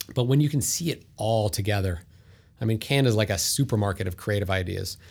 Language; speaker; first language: English; native; English